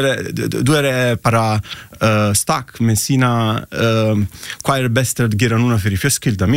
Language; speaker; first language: Icelandic; non-native, learner; Italian